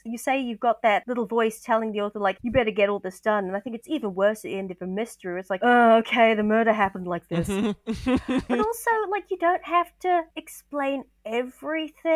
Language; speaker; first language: English; native; English